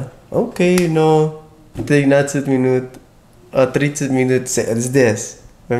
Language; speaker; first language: Russian; non-native, learner; English